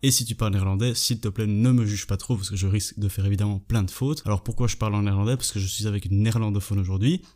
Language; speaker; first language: French; native; French